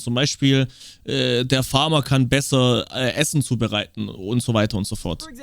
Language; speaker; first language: German; native; German